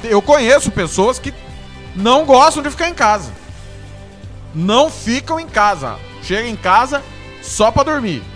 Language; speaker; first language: Portuguese; native; Portuguese